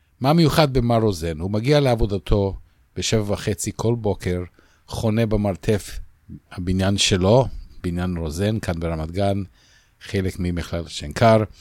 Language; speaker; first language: Hebrew; non-native, fluent; English